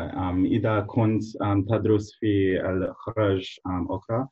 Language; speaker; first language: Arabic; non-native, learner; English